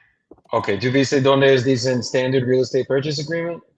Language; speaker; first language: Spanish; non-native, learner; English